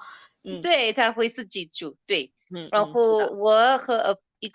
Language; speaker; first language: Chinese; non-native, learner; English